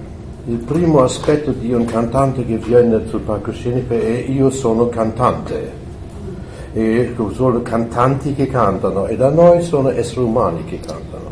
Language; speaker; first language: Italian; non-native, fluent; German